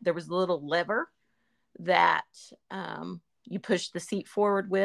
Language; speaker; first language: English; native; English